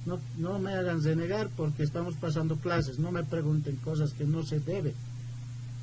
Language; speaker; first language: Spanish; native; Spanish